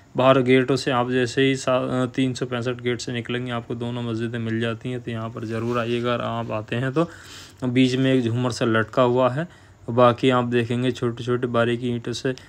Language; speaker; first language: Hindi; native; Hindi